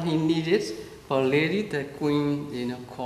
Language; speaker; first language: English; non-native, learner; Burmese